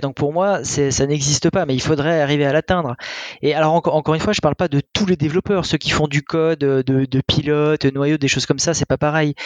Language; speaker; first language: French; native; French